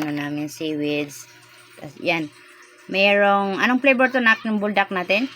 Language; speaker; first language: Filipino; native; Filipino